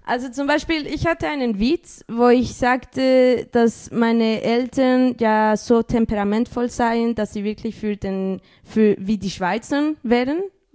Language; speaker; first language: German; early bilingual, other home language; Spanish